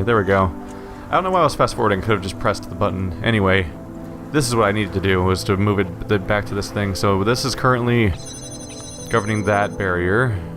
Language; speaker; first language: English; native; English